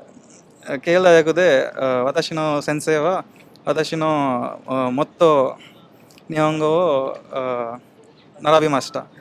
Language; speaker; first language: Japanese; non-native, learner; Telugu